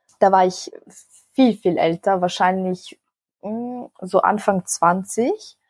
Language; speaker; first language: German; early bilingual, other home language; Macedonian